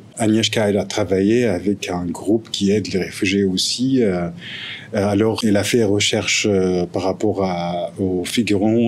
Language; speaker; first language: French; non-native, fluent; Arabic